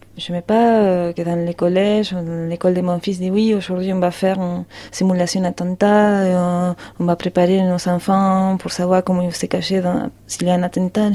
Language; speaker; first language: French; non-native, fluent; Spanish